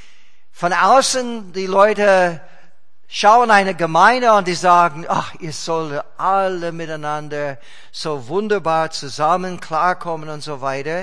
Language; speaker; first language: German; non-native, fluent; English